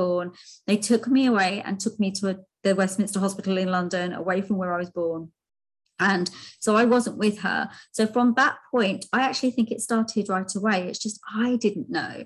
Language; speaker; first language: English; native; English